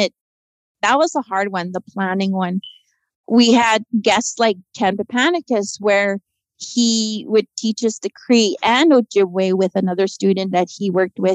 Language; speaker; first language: English; native; English